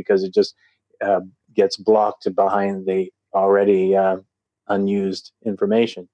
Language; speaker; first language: English; native; English